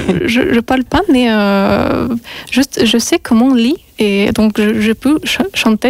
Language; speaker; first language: French; non-native, learner; Russian